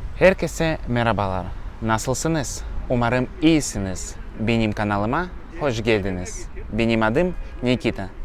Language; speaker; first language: Turkish; non-native, learner; Russian